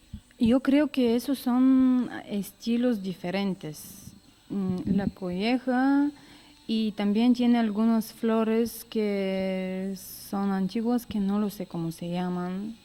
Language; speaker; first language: Spanish; non-native, learner; Bulgarian